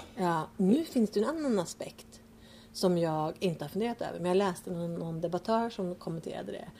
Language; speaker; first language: Swedish; early bilingual, other home language; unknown